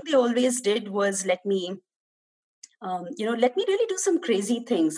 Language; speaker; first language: English; non-native, local second language; Hindi